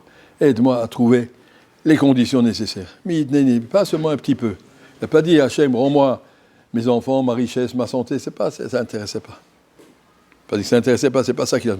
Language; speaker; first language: French; native; French